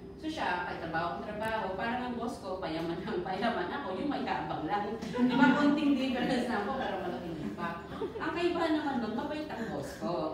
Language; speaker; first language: Filipino; non-native, local second language; Pampanga